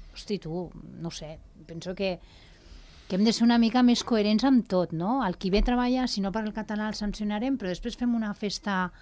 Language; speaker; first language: Catalan; non-native, local second language; Spanish